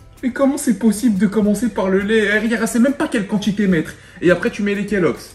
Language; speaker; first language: French; native; French